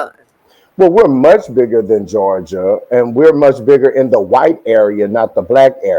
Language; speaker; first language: English; native; English